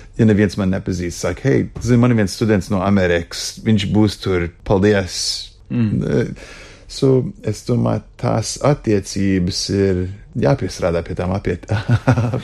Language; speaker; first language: Latvian; early bilingual, heritage; Latvian